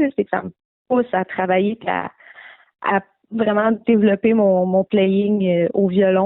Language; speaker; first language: French; native; French